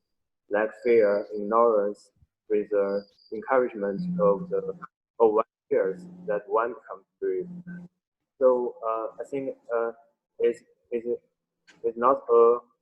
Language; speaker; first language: English; non-native, learner; Chinese